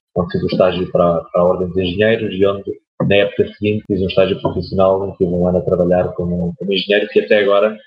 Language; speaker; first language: Portuguese; native; Portuguese